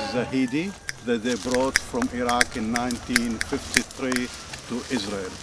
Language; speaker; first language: English; non-native, fluent; Arabic